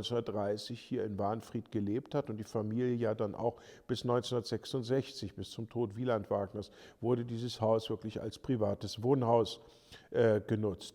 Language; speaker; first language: German; native; German